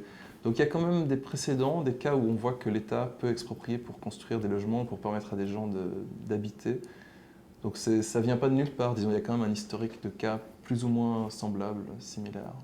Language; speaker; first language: French; native; French